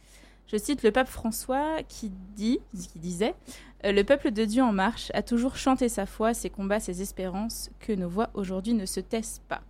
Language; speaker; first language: French; native; French